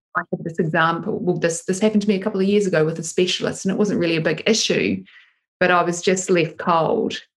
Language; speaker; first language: English; native; English